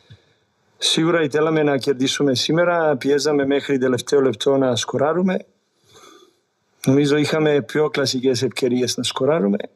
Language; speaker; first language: Greek; non-native, learner; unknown